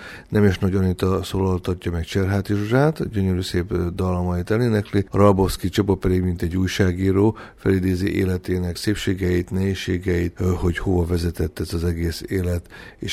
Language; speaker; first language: Hungarian; native; Hungarian